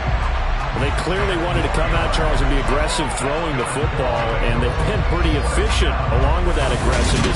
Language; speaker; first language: English; native; English